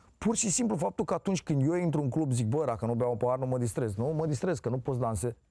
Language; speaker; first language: Romanian; native; Romanian